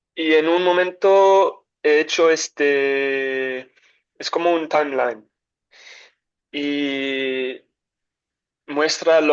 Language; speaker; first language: Spanish; non-native, learner; English